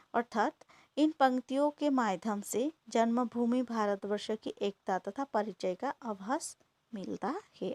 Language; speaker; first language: Hindi; non-native, local second language; Assamese